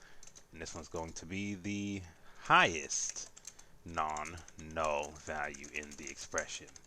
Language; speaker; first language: English; native; English